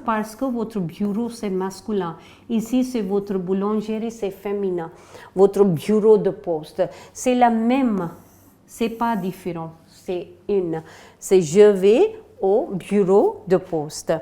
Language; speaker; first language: French; non-native, fluent; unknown